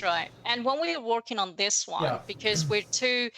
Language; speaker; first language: English; non-native, fluent; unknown